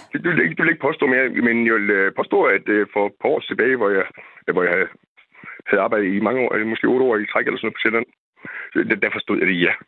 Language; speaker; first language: Danish; native; Danish